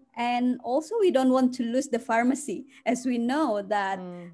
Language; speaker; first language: English; non-native, fluent; Indonesian